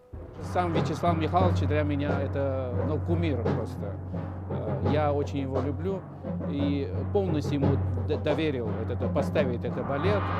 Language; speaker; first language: Russian; non-native, learner; Chinese